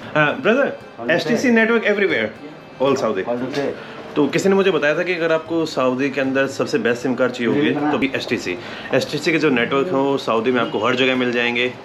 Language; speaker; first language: Hindi; native; Hindi